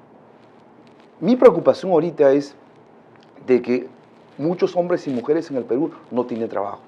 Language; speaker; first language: Spanish; non-native, local second language; Shipibo-Conibo